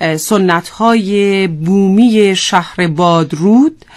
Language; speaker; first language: Persian; native; Persian